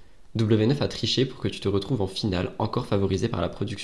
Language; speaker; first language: French; native; French